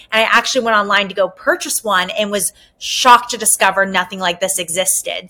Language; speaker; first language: English; native; English